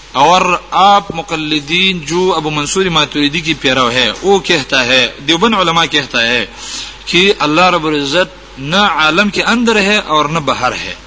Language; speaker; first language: Urdu; non-native, local second language; Pashto